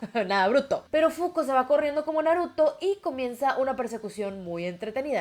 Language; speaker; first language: Spanish; native; Spanish